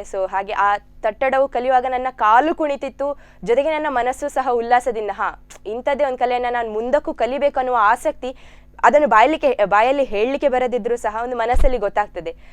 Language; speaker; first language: Kannada; non-native, local second language; Tulu